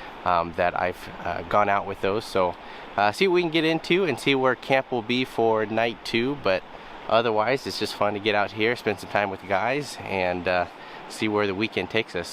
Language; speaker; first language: English; native; English